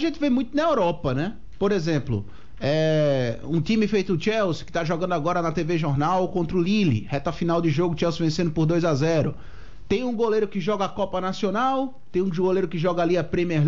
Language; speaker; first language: Portuguese; native; Portuguese